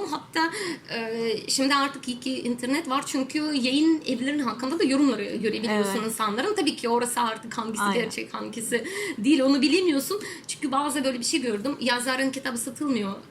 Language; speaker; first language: Turkish; non-native, fluent; Russian